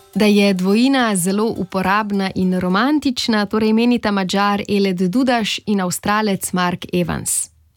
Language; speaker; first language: Slovenian; native; Slovenian